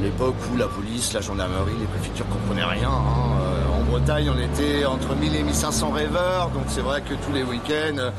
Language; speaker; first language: French; native; French